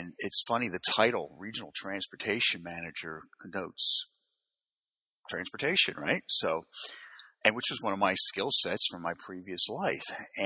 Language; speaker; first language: English; native; English